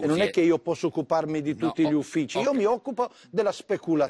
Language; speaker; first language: Italian; native; Italian